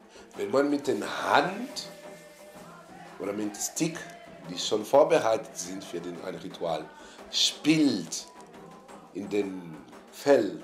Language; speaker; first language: German; non-native, fluent; Portuguese